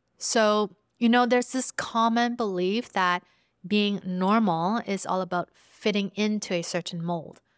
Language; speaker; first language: English; early bilingual, other home language; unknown